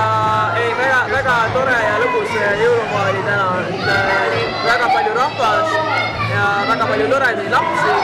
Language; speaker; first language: Estonian; native; Estonian